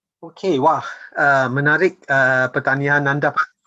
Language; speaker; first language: Indonesian; non-native, fluent; English